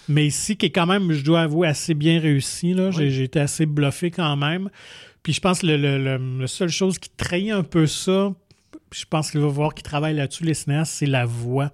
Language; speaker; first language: French; native; French